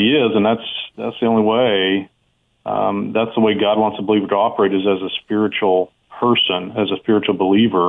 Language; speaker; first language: English; native; English